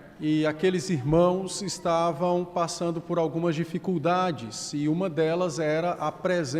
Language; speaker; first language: Portuguese; native; Portuguese